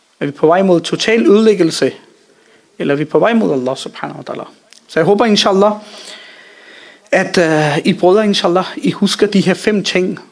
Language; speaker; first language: Danish; early bilingual, other home language; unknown